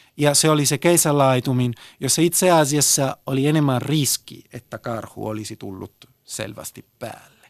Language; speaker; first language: Finnish; early bilingual, heritage; Italian